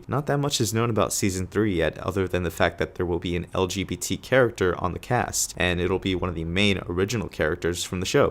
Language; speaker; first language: English; native; English